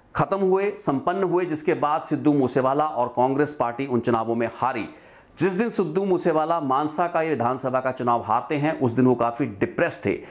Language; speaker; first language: Hindi; non-native, local second language; Punjabi